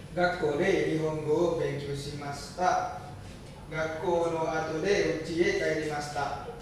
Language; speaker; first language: Japanese; non-native, learner; Indonesian